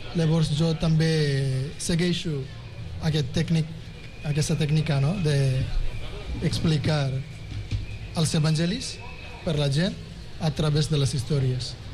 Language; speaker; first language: Catalan; non-native, fluent; Tamil